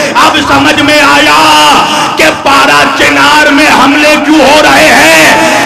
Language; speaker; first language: Urdu; native; Urdu